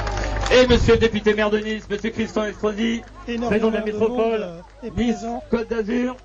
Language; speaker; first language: French; native; French